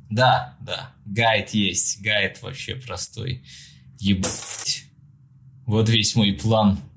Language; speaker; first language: Russian; non-native, local second language; Tajik